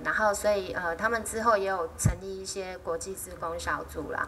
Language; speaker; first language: Chinese; native; Chinese